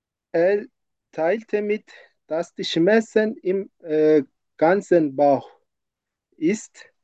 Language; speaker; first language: German; non-native, learner; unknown